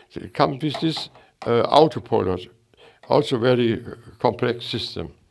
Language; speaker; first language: English; non-native, learner; German